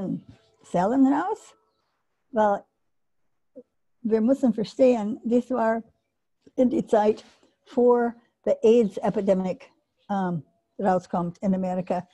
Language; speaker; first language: German; non-native, learner; English